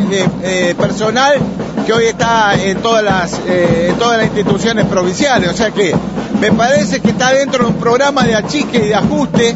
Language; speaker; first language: Spanish; native; Spanish